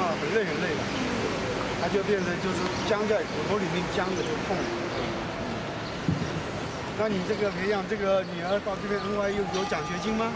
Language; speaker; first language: Chinese; native; Chinese